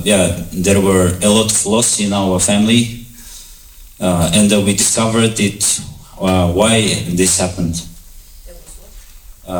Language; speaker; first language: English; non-native, fluent; Kazakh